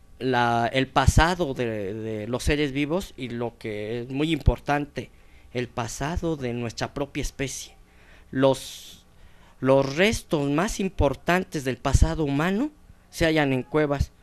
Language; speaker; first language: Spanish; native; Spanish